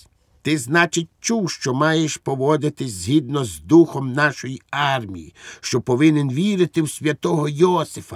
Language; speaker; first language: Ukrainian; native; Ukrainian